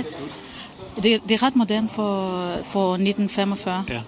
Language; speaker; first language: Danish; non-native, fluent; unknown